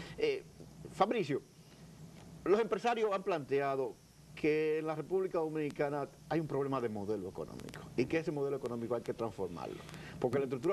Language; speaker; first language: Spanish; native; Spanish